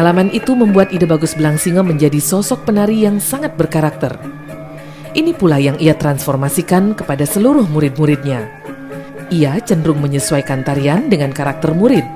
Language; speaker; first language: Indonesian; native; Indonesian